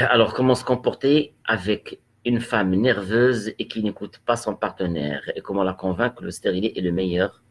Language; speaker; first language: French; non-native, local second language; Arabic